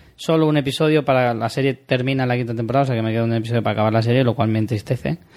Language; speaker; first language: Spanish; native; Spanish